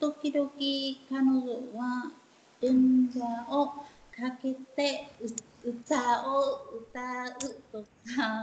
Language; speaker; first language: Japanese; non-native, learner; Vietnamese